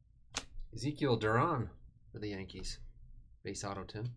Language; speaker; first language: English; native; English